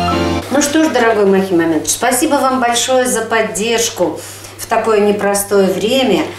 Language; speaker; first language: Russian; native; Russian